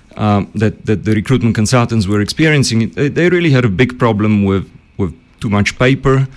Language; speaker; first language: English; early bilingual, other home language; Bulgarian